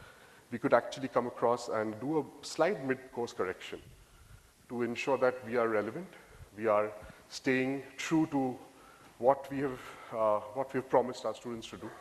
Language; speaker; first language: English; non-native, local second language; Bangla